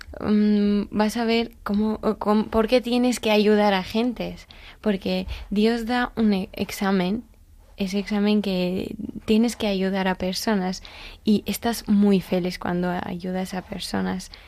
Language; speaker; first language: Spanish; non-native, learner; Georgian